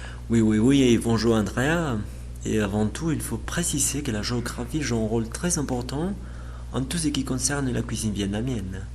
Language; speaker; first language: French; non-native, learner; Spanish